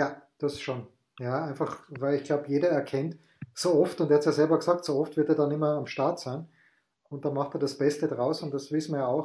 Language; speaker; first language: German; native; German